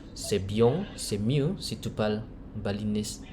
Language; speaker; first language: French; non-native, fluent; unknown